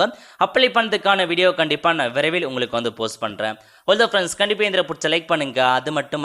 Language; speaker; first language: Tamil; native; Tamil